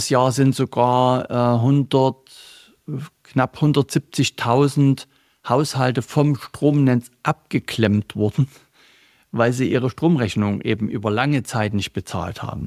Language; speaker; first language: German; native; German